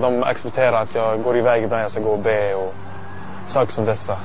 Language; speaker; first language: Swedish; non-native, learner; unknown